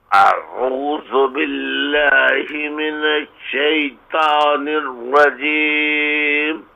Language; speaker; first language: Urdu; native; Urdu